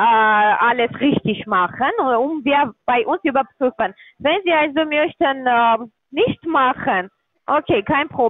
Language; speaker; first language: German; non-native, learner; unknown